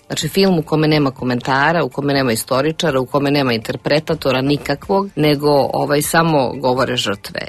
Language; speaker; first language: Serbian; native; Serbian